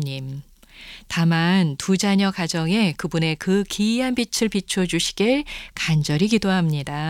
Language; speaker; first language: Korean; native; Korean